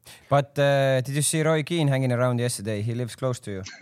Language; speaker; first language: English; non-native, fluent; Estonian